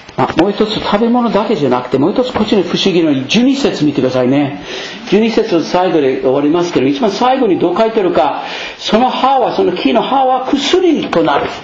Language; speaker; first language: Japanese; non-native, fluent; English